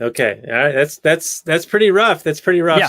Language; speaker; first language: English; native; English